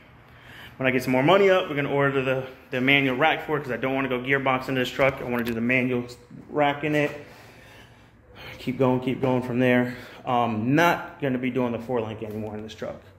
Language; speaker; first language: English; native; English